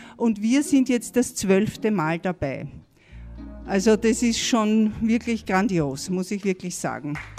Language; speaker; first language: German; native; German